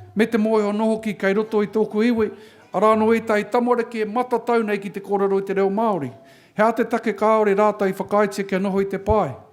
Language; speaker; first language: Māori; native; Māori